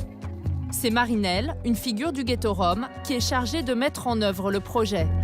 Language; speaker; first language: French; native; French